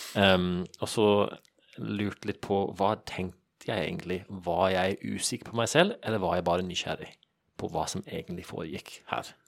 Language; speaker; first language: Norwegian; non-native, fluent; English